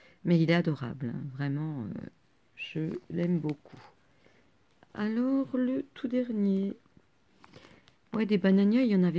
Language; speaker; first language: French; native; French